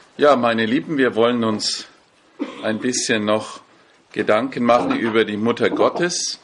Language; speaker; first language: German; native; German